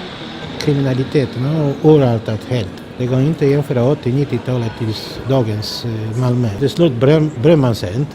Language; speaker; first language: Swedish; non-native, fluent; Polish